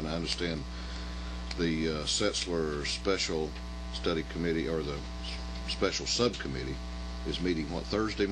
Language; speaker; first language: English; native; English